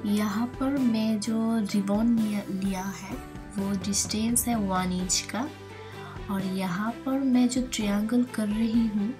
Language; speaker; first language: Hindi; non-native, local second language; Bangla